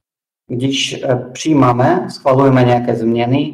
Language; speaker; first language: Czech; non-native, fluent; Russian